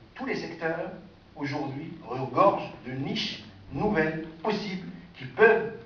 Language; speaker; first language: French; non-native, local second language; Arabic